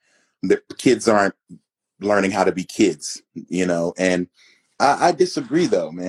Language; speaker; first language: English; native; English